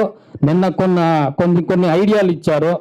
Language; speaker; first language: Telugu; non-native, learner; Kannada